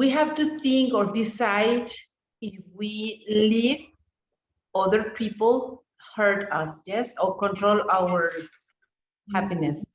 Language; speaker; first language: English; non-native, fluent; Spanish